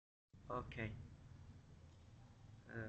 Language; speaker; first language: English; non-native, learner; Spanish